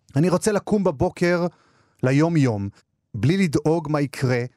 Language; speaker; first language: Hebrew; native; Hebrew